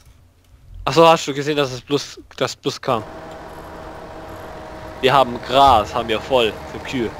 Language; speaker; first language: German; native; German